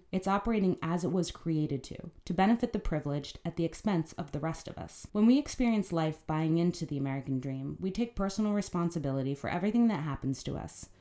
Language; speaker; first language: English; native; English